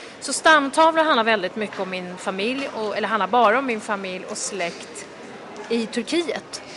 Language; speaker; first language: Swedish; early bilingual, other home language; Kurdish